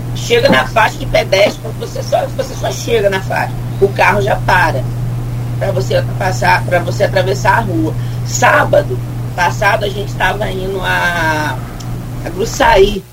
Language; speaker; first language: Portuguese; native; Portuguese